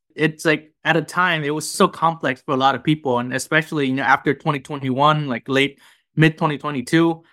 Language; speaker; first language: English; non-native, fluent; Vietnamese